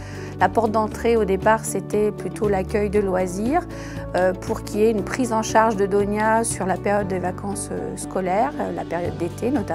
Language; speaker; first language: French; native; French